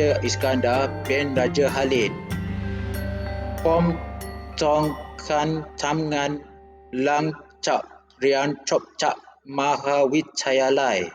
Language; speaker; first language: Thai; non-native, learner; Malay